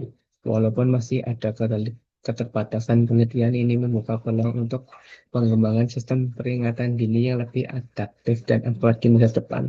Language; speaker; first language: Indonesian; native; Indonesian